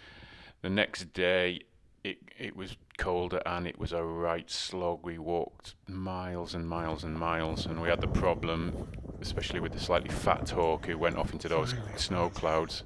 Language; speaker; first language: English; native; English